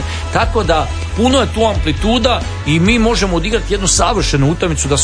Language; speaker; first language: Croatian; native; Croatian